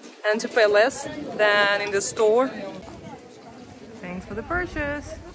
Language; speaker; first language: English; non-native, fluent; Russian